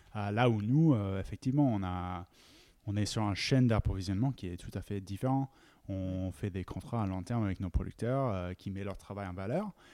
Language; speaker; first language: French; non-native, fluent; English